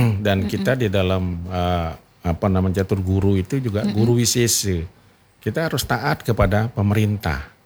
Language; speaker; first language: Malay; non-native, local second language; Balinese